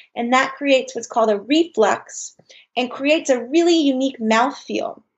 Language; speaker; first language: English; native; English